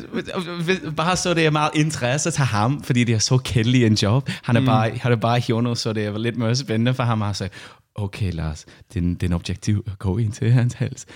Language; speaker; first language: Danish; non-native, learner; English